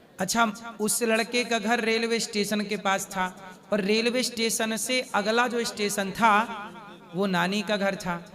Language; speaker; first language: Hindi; native; Hindi